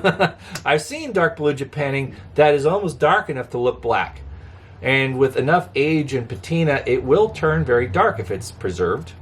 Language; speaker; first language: English; native; English